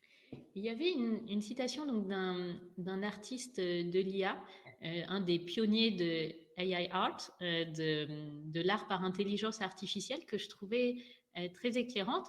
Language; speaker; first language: French; native; French